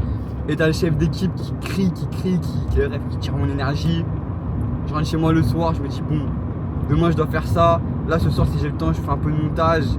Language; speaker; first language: French; native; French